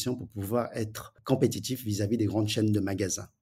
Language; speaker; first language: French; early bilingual, other home language; Wu Chinese